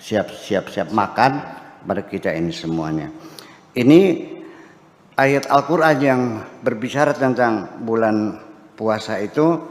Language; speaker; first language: Indonesian; native; Indonesian